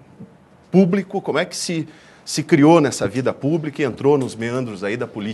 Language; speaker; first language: Portuguese; native; Portuguese